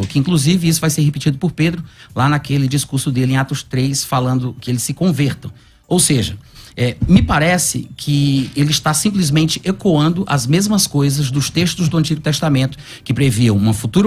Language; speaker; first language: Portuguese; native; Portuguese